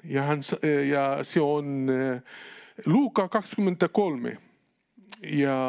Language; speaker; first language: Finnish; non-native, learner; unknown